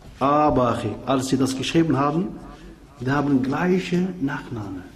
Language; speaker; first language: German; non-native, fluent; Arabic